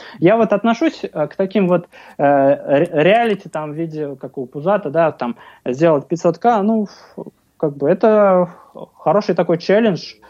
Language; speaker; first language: Russian; native; Russian